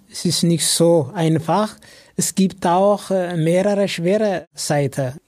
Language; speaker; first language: German; non-native, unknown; Amharic